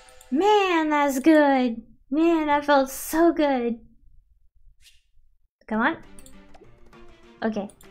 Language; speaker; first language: English; early bilingual, other home language; Spanish